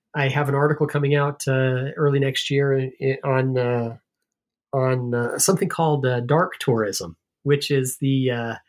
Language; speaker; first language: English; native; English